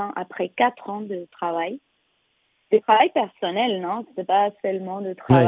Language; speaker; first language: French; non-native, fluent; Spanish